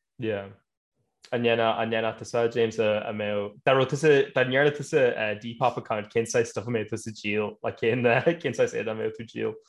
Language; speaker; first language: Irish; native; Irish